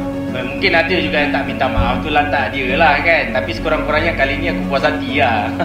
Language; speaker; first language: Malay; native; Malay